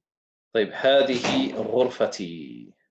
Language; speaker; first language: Arabic; non-native, fluent; English